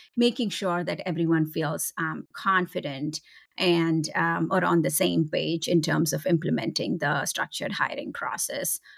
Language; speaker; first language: English; non-native, local second language; Tamil